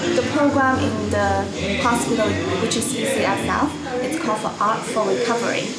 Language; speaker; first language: English; non-native, fluent; Chinese